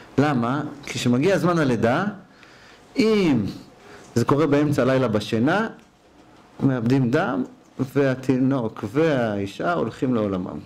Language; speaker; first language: Hebrew; native; Hebrew